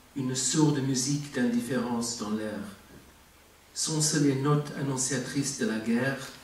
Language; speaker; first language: French; non-native, fluent; English